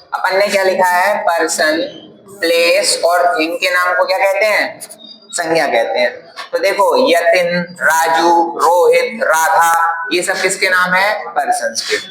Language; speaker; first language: Hindi; native; Hindi